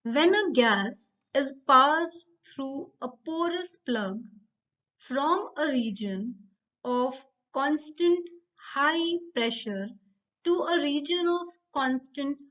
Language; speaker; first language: English; non-native, local second language; Punjabi